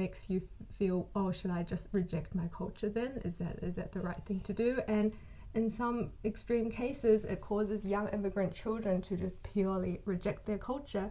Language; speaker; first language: English; native; English